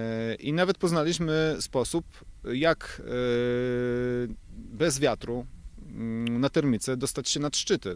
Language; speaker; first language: Polish; native; Polish